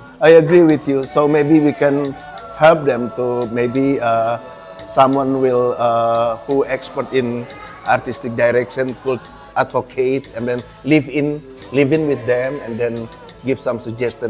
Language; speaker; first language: English; non-native, fluent; Indonesian